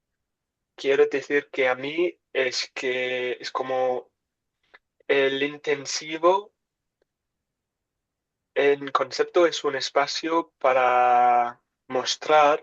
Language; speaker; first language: Spanish; non-native, learner; English